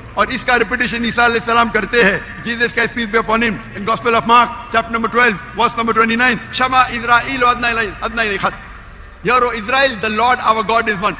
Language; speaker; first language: Urdu; non-native, local second language; Konkani